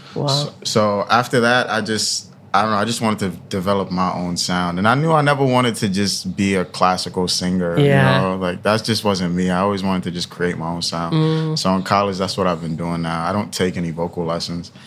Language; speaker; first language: English; early bilingual, other home language; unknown